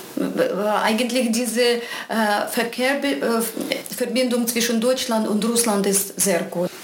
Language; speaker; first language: German; non-native, fluent; Russian